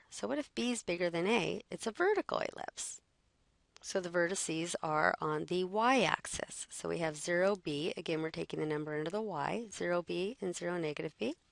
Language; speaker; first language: English; native; English